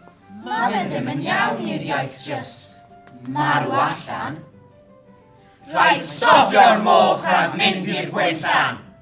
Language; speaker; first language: Welsh; non-native, local second language; English